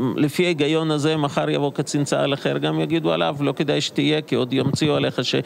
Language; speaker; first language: Hebrew; non-native, fluent; Russian